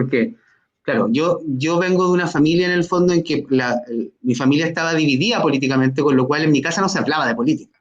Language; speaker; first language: Spanish; native; Spanish